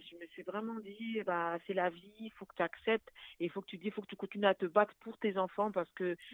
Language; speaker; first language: French; native; French